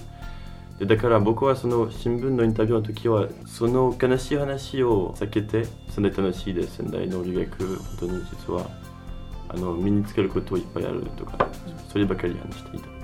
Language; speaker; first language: Japanese; non-native, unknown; French